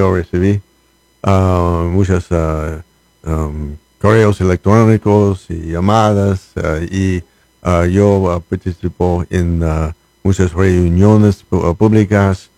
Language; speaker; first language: Spanish; non-native, learner; English